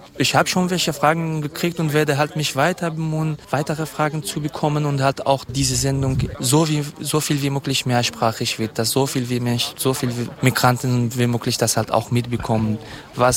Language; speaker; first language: German; non-native, fluent; Kurdish